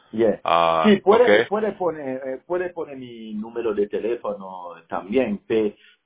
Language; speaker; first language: Spanish; non-native, learner; Haitian Creole